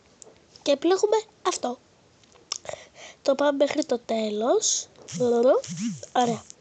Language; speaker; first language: Greek; native; Greek